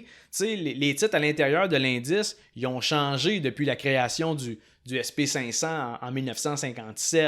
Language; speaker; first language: French; native; French